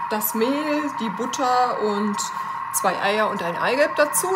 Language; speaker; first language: German; native; German